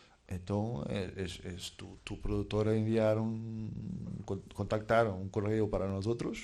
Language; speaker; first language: Spanish; non-native, fluent; Portuguese